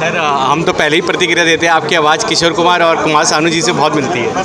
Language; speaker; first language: Hindi; native; Hindi